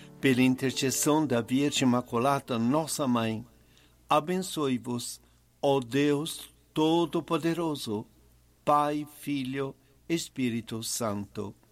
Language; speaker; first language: Portuguese; non-native, fluent; Italian